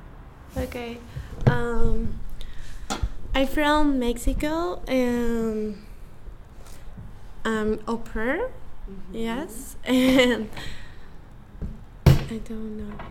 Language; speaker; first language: English; non-native, learner; Spanish